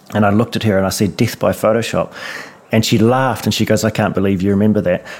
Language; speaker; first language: English; native; English